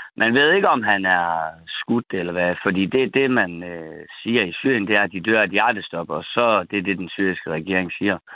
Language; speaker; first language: Danish; native; Danish